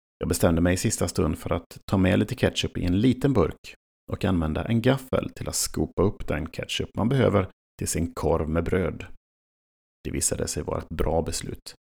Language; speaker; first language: Swedish; native; Swedish